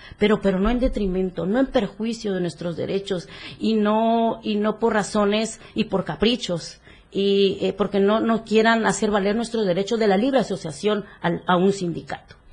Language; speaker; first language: Spanish; native; Spanish